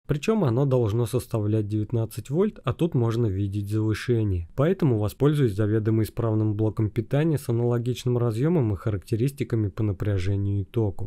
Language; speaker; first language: Russian; native; Russian